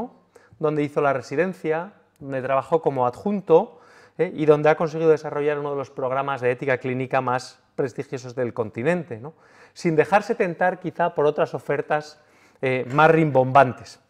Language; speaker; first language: Spanish; native; Spanish